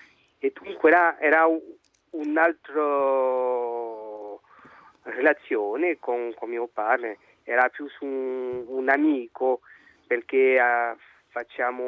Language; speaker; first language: Italian; non-native, learner; French